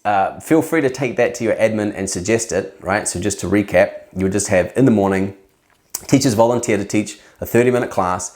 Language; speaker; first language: English; native; English